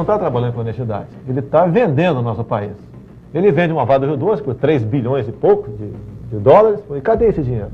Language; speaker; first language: Portuguese; native; Portuguese